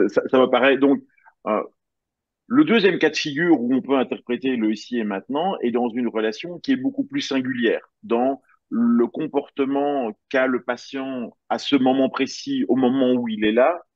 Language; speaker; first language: French; native; French